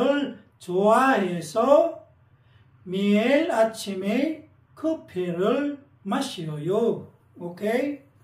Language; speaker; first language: Korean; non-native, learner; Filipino